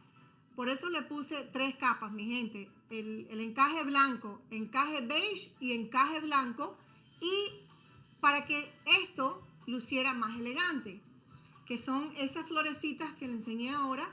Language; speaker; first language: Spanish; early bilingual, heritage; Spanish